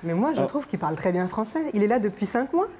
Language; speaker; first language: French; native; French